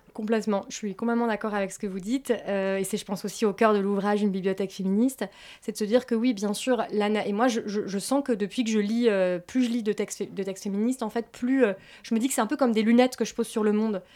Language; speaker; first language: French; native; French